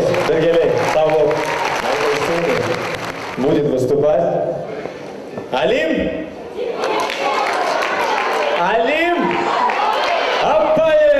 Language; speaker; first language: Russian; non-native, local second language; Karachay-Balkar